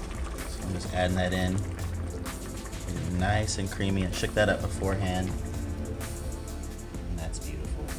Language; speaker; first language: English; native; English